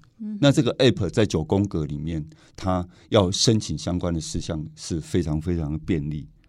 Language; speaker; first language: Chinese; native; Chinese